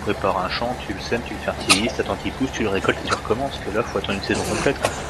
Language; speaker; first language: French; native; French